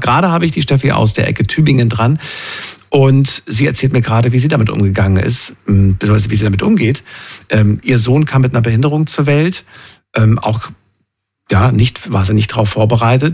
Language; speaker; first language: German; native; German